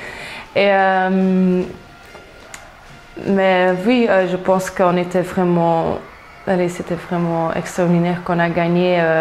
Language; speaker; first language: French; non-native, local second language; Dutch